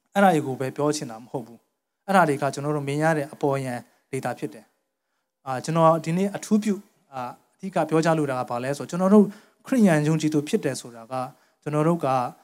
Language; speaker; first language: Burmese; non-native, local second language; Tedim Chin